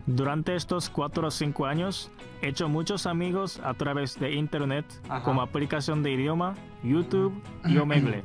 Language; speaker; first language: Spanish; non-native, fluent; Japanese